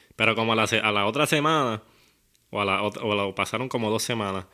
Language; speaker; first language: Spanish; native; Spanish